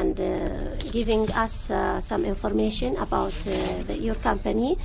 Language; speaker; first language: English; non-native, learner; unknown